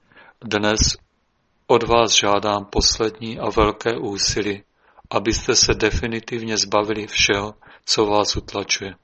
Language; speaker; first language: Czech; native; Czech